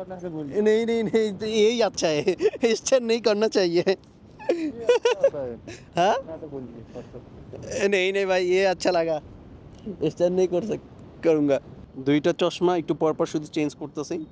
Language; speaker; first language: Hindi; non-native, learner; Bangla